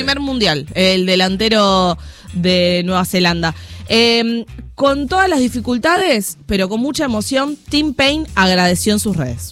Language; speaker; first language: Spanish; native; Spanish